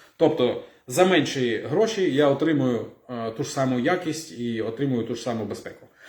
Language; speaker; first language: Ukrainian; non-native, local second language; Russian